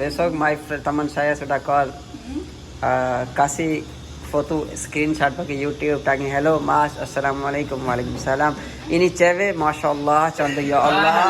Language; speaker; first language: Indonesian; non-native, learner; Urdu